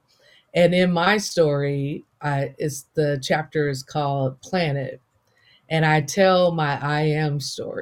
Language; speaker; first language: English; native; English